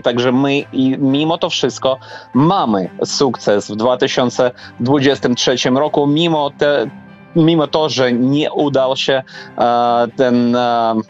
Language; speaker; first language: Polish; non-native, fluent; Ukrainian